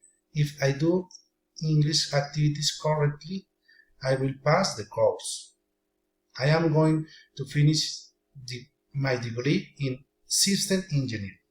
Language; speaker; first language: English; non-native, learner; Spanish